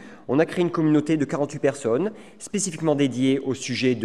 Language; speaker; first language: French; native; French